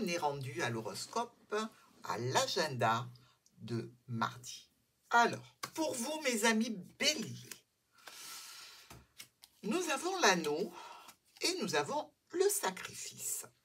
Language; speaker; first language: French; native; French